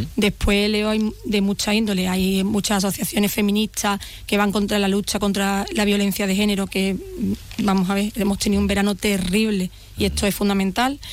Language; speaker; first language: Spanish; native; Spanish